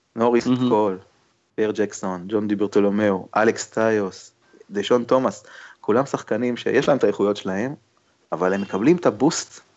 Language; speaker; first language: Hebrew; native; Hebrew